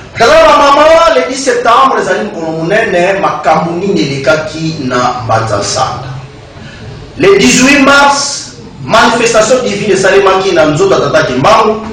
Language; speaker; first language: Lingala; non-native, local second language; Kongo